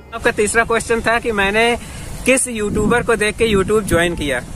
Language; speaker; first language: Hindi; native; Hindi